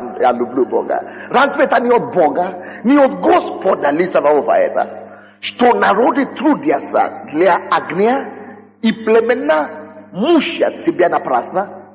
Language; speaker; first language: Russian; non-native, fluent; Yoruba